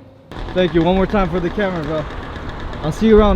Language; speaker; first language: English; early bilingual, heritage; English